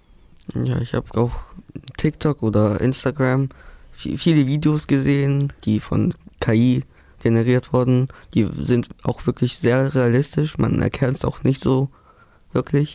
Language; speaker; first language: German; early bilingual, other home language; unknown